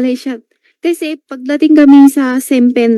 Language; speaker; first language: Filipino; non-native, learner; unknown